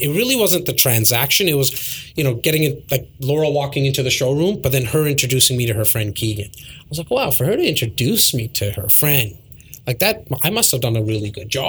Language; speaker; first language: English; native; English